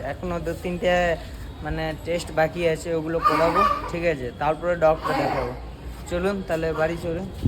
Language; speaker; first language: Bangla; non-native, learner; Hindi